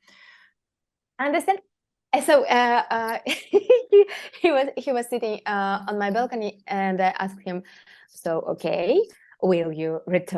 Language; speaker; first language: English; non-native, fluent; Russian